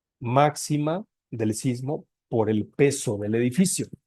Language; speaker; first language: Spanish; native; Spanish